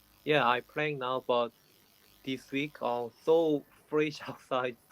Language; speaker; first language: English; non-native, learner; Korean